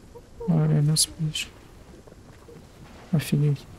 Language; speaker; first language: Russian; native; Russian